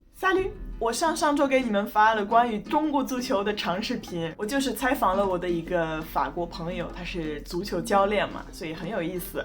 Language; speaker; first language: Chinese; non-native, fluent; French